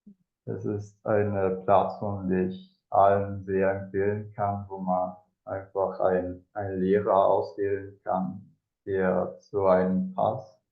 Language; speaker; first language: German; non-native, fluent; Spanish